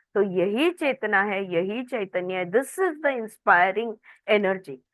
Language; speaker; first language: Hindi; non-native, local second language; Marathi